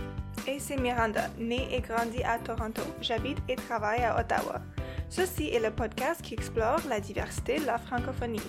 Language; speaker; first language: French; non-native, local second language; English